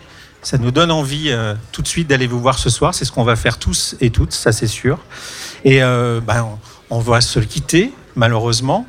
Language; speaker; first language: French; native; French